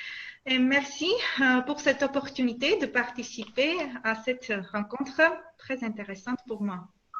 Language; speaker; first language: French; non-native, fluent; Armenian